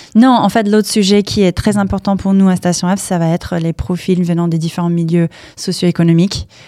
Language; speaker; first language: French; non-native, fluent; English